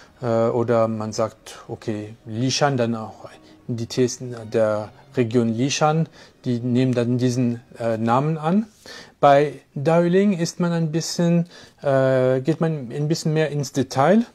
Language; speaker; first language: German; non-native, fluent; French